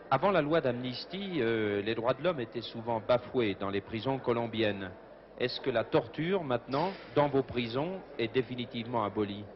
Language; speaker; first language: French; native; French